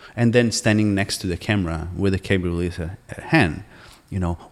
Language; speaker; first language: English; non-native, fluent; Hebrew